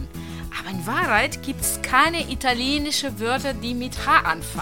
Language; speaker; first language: German; non-native, fluent; Italian